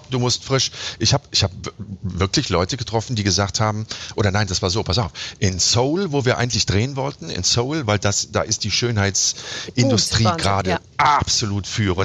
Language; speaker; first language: German; native; German